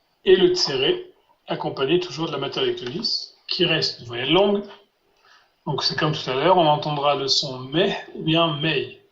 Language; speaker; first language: French; non-native, fluent; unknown